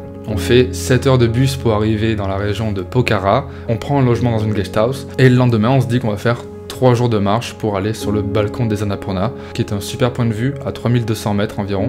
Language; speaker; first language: French; native; French